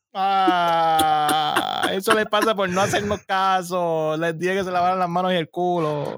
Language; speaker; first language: Spanish; early bilingual, heritage; Spanish